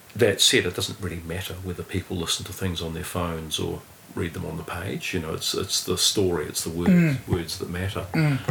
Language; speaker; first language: English; native; English